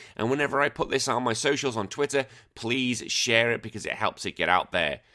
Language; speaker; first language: English; native; English